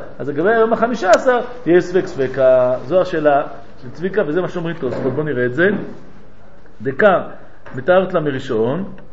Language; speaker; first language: Hebrew; non-native, fluent; French